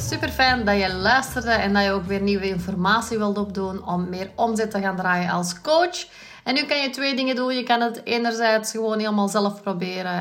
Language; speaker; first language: Dutch; native; Dutch